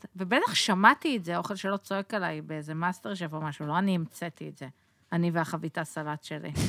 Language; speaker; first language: Hebrew; native; Hebrew